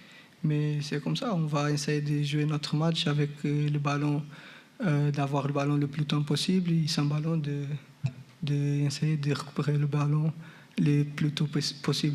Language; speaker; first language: French; non-native, fluent; Portuguese